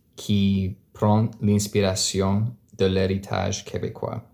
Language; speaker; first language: French; non-native, learner; English